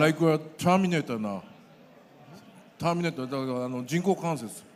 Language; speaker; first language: English; non-native, learner; Japanese